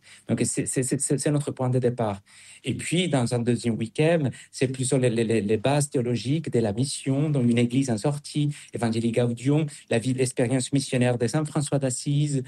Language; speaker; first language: French; non-native, fluent; Spanish